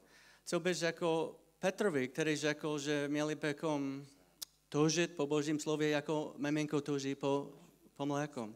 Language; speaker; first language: Czech; non-native, fluent; English